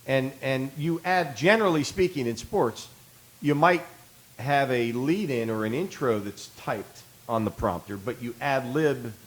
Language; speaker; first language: English; native; English